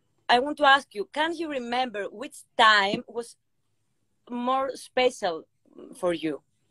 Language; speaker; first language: English; non-native, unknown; Greek